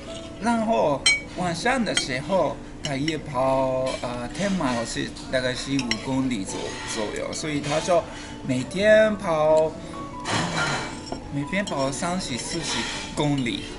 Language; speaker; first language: Chinese; non-native, learner; Japanese